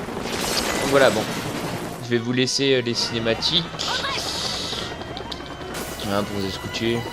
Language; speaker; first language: French; native; French